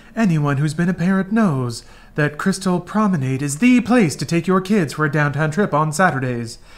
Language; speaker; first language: English; native; English